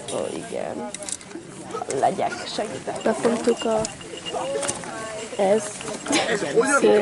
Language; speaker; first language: Hungarian; early bilingual, heritage; Hungarian